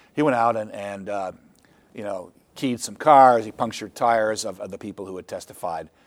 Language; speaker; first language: English; native; English